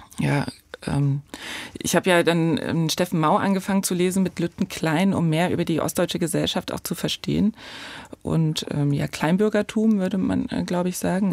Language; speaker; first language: German; native; German